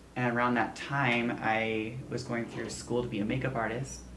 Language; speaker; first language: English; native; English